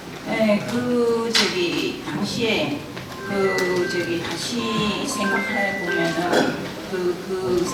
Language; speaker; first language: Korean; non-native, fluent; Vietnamese